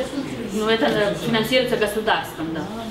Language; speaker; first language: Russian; non-native, fluent; Slovenian